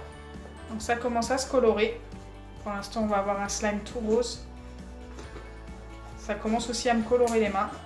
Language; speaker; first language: French; native; French